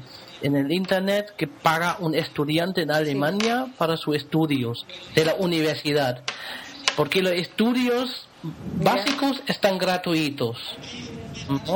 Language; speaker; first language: Spanish; non-native, fluent; German